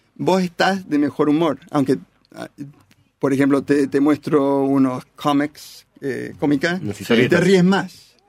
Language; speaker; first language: Spanish; early bilingual, heritage; Spanish